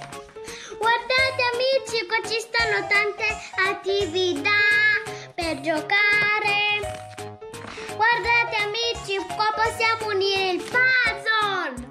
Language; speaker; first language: Italian; early bilingual, other home language; Spanish